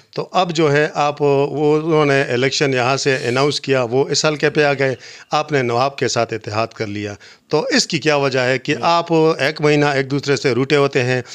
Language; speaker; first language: Urdu; non-native, local second language; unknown